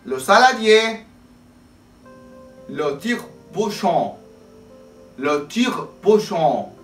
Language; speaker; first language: French; non-native, fluent; Arabic